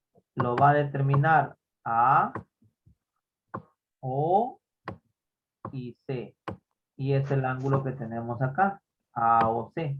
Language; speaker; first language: Spanish; native; Spanish